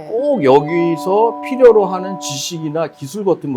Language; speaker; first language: Korean; native; Korean